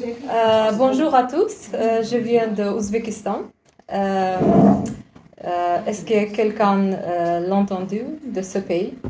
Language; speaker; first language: French; non-native, learner; Uzbek